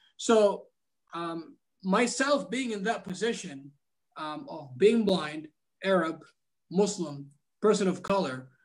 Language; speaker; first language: English; non-native, fluent; Arabic